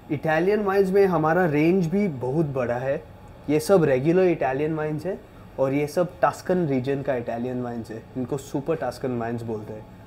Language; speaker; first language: Hindi; non-native, local second language; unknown